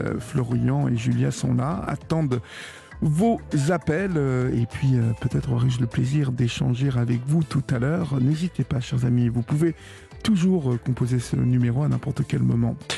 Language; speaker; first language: French; native; French